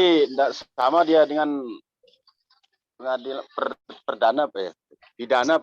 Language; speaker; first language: Indonesian; native; Indonesian